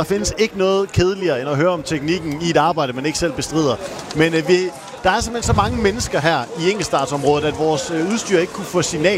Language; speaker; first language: Danish; native; Danish